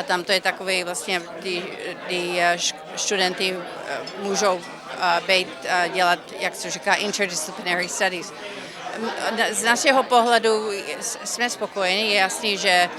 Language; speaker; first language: Czech; early bilingual, heritage; Czech